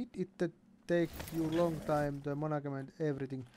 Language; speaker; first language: English; non-native, learner; Finnish